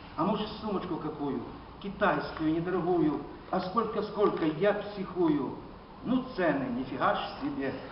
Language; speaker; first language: Russian; native; Russian